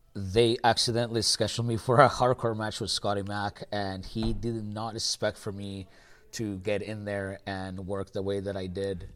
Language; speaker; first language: English; early bilingual, other home language; Spanish